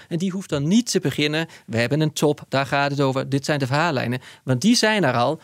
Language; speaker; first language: Dutch; non-native, fluent; Danish